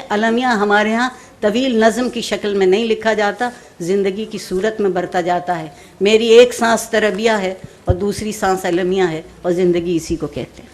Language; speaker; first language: Urdu; native; Urdu